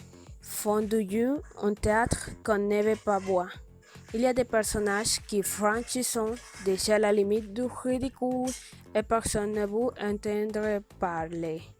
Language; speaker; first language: French; non-native, learner; Spanish